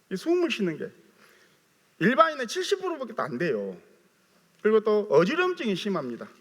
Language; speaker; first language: Korean; native; Korean